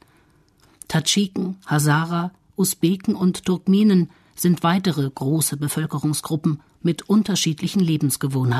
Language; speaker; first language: German; native; German